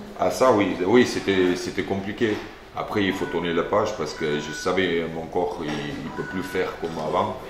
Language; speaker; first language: French; non-native, fluent; Afrikaans